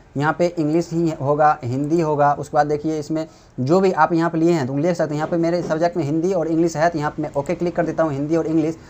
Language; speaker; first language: Hindi; native; Hindi